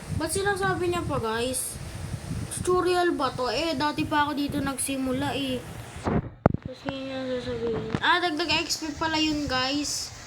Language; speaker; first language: Filipino; early bilingual, heritage; English